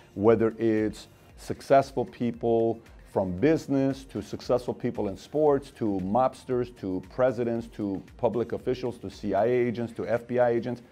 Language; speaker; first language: English; early bilingual, other home language; Armenian